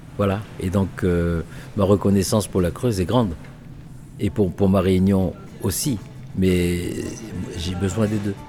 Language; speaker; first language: French; non-native, local second language; Réunion Creole French